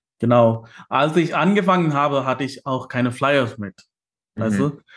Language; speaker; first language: German; non-native, fluent; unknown